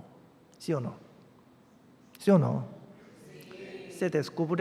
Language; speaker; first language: Spanish; non-native, fluent; Korean